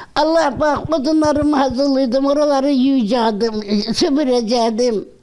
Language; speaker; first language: Turkish; native; Turkish